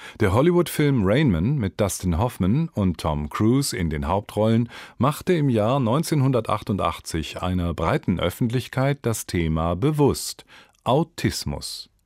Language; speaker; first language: German; native; German